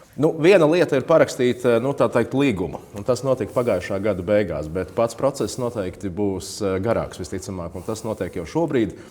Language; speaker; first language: Latvian; native; Latvian